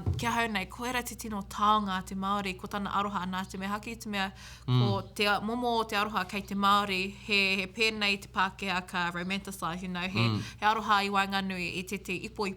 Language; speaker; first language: Māori; native; Māori